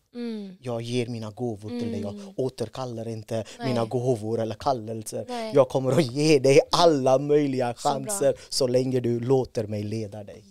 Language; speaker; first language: Swedish; non-native, fluent; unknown